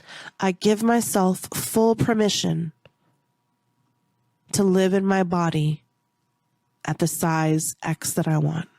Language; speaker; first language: English; native; English